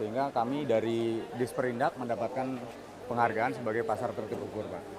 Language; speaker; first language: Indonesian; native; Indonesian